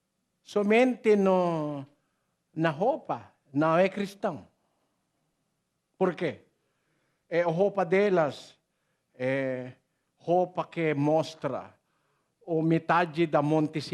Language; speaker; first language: Portuguese; non-native, learner; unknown